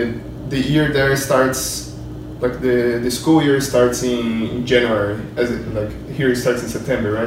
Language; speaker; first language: English; non-native, fluent; Portuguese